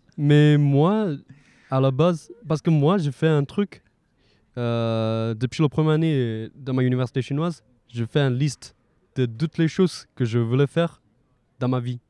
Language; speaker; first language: French; non-native, fluent; Chinese